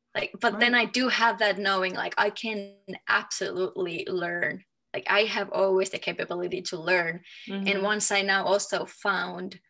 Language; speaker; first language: English; non-native, fluent; Finnish